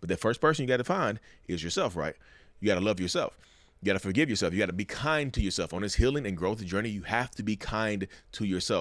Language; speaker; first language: English; native; English